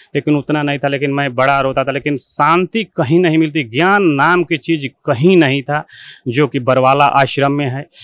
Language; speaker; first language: Hindi; native; Hindi